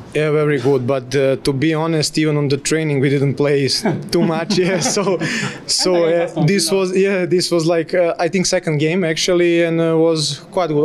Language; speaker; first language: English; non-native, fluent; Polish